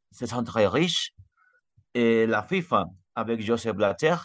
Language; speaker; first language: French; non-native, learner; Spanish